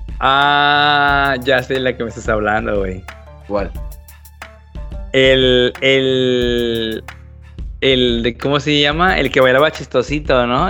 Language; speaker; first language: Spanish; native; Spanish